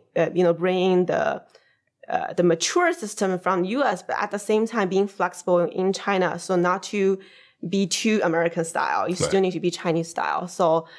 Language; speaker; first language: English; non-native, fluent; Chinese